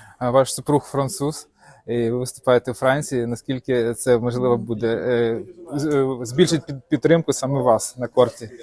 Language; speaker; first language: Ukrainian; non-native, local second language; Russian